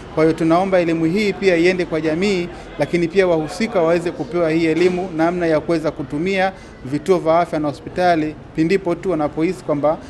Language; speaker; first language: Swahili; native; Swahili